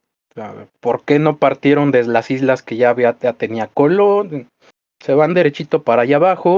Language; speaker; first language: Spanish; native; Spanish